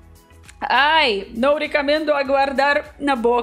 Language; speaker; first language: Portuguese; non-native, learner; Russian